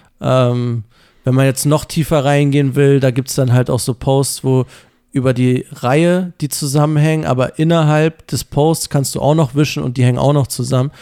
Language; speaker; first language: German; native; German